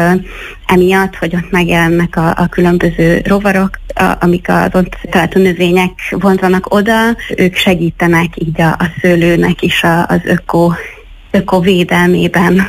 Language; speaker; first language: Hungarian; native; Hungarian